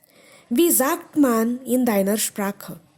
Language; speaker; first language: German; non-native, fluent; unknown